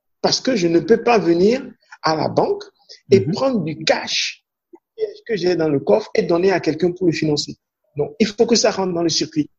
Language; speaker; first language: French; non-native, local second language; Fon